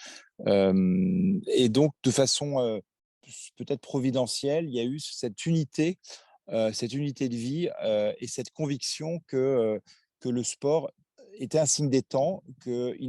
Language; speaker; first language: French; native; French